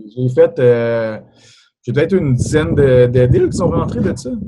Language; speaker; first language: French; native; French